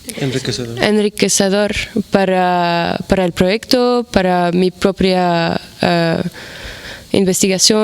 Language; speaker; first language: Spanish; non-native, fluent; Arabic